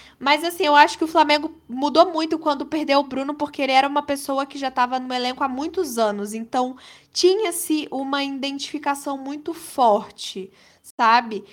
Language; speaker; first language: Portuguese; native; Portuguese